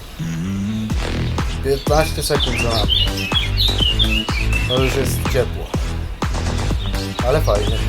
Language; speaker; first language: Polish; native; Polish